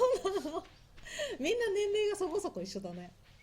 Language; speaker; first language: Japanese; native; Japanese